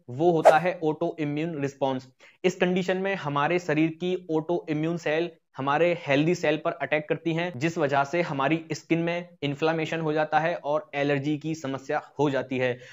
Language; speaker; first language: Hindi; native; Hindi